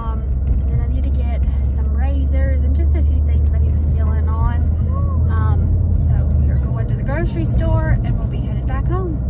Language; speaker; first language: English; native; English